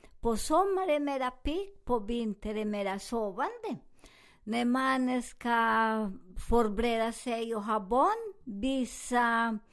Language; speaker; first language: Swedish; non-native, learner; Spanish